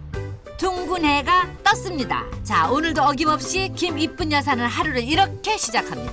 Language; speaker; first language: Korean; native; Korean